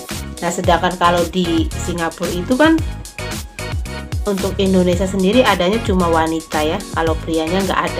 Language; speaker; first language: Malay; non-native, local second language; Javanese